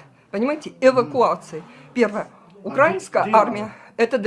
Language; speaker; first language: Russian; native; Russian